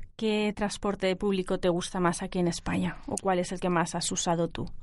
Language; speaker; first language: Spanish; native; Spanish